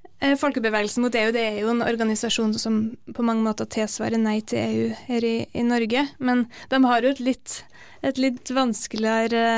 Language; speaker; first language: Norwegian; native; Norwegian